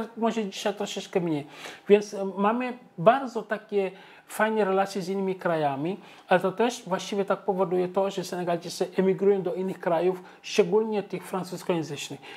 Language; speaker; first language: Polish; non-native, fluent; Wolof